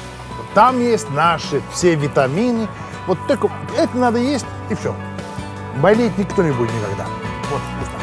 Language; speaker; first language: Russian; non-native, fluent; Finnish